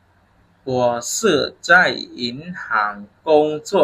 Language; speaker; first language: Chinese; non-native, fluent; Khmer